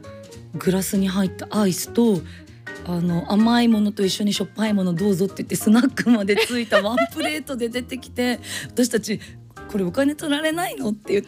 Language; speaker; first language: Japanese; native; Japanese